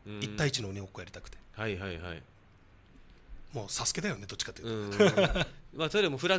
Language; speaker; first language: Japanese; native; Japanese